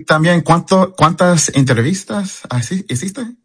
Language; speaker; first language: Spanish; early bilingual, heritage; Spanish